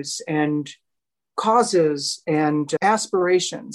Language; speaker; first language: English; native; English